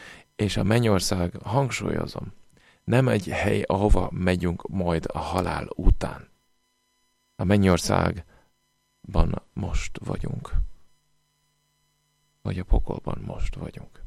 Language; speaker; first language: Hungarian; non-native, fluent; English